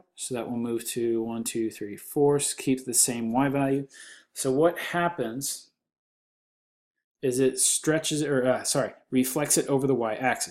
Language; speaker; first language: English; native; English